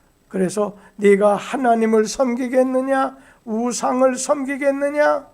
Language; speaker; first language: Korean; native; Korean